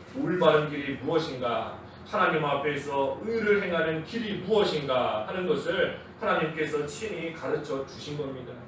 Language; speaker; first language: Korean; native; Korean